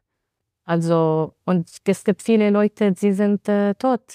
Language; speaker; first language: German; non-native, learner; Arabic